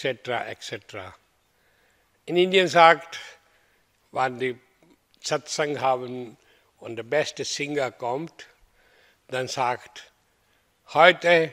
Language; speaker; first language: German; non-native, learner; Hindi